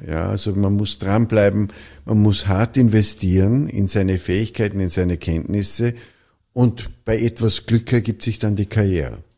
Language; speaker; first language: German; native; German